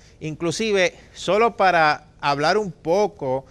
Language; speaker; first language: Spanish; native; Spanish